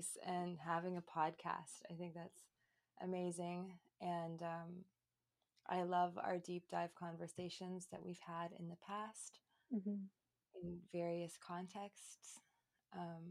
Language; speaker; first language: English; native; English